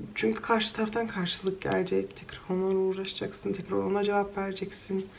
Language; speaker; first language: Turkish; native; Turkish